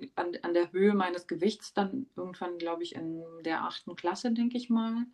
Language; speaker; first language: German; early bilingual, other home language; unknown